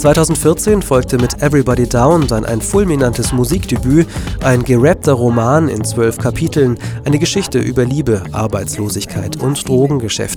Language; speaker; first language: German; native; German